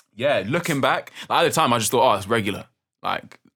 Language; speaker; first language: English; native; English